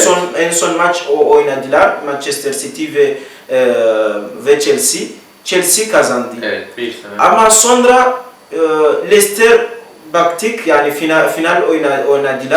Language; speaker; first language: Turkish; non-native, learner; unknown